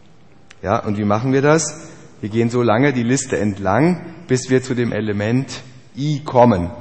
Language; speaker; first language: German; native; German